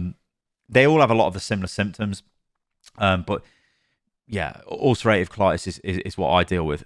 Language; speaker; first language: English; native; English